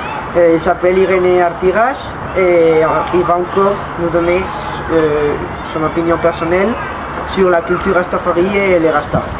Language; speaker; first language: French; non-native, fluent; Spanish